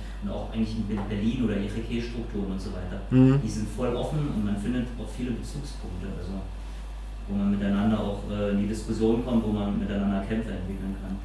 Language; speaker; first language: German; native; German